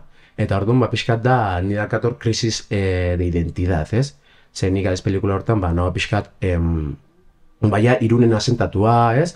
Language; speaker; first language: Basque; early bilingual, other home language; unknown